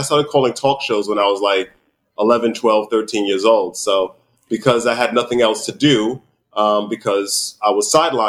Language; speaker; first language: English; native; English